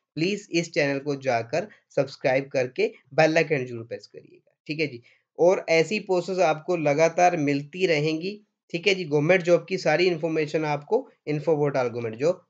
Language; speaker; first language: Hindi; non-native, local second language; Punjabi